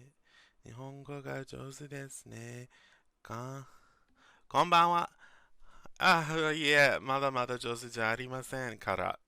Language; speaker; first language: Japanese; non-native, learner; English